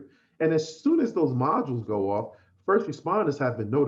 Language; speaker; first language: English; native; English